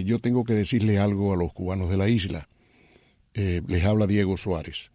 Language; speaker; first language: Spanish; native; Spanish